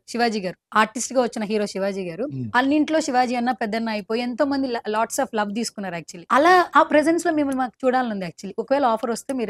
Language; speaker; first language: Telugu; native; Telugu